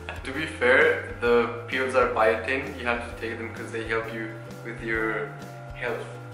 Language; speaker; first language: English; non-native, fluent; Spanish